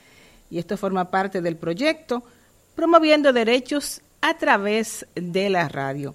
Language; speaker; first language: Spanish; native; Spanish